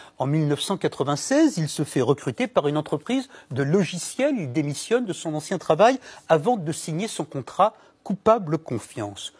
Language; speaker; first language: French; native; French